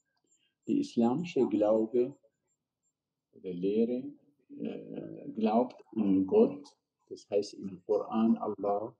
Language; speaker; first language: German; non-native, fluent; Arabic